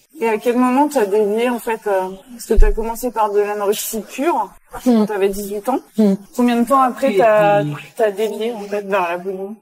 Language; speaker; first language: French; native; French